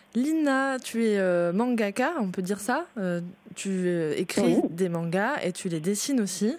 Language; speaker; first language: French; native; French